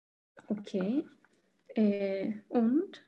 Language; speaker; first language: German; non-native, learner; Turkish